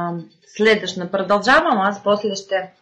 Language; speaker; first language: Bulgarian; non-native, fluent; Russian